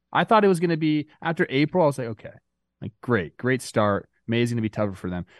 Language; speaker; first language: English; native; English